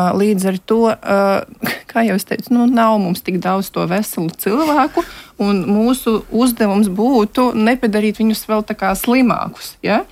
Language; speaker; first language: Latvian; non-native, local second language; Russian